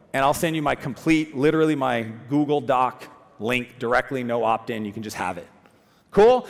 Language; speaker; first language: English; native; English